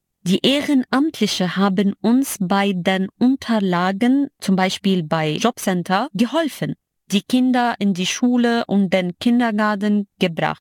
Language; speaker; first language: German; non-native, fluent; Arabic